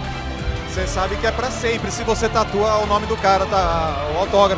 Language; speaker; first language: Portuguese; native; Portuguese